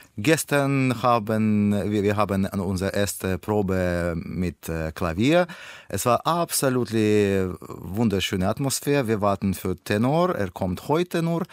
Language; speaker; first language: German; non-native, learner; Russian